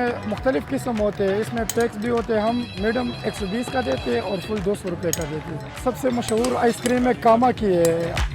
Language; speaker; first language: Hindi; non-native, local second language; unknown